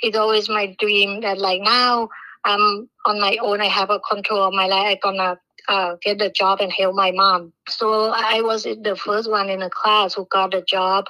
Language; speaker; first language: English; non-native, learner; Thai